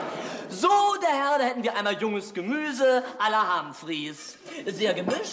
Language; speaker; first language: German; native; German